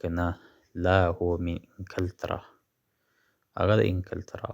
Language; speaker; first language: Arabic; non-native, fluent; Pashto